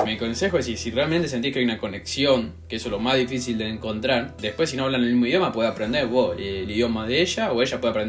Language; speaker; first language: Spanish; native; Spanish